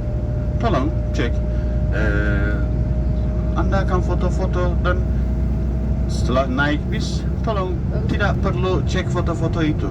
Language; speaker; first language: Indonesian; non-native, fluent; Turkish